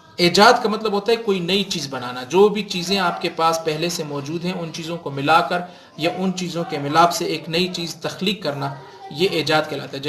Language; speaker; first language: Urdu; non-native, local second language; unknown